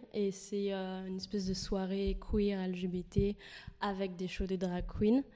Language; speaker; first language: French; non-native, fluent; Spanish